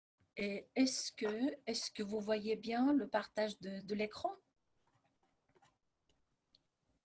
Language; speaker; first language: French; non-native, fluent; Lithuanian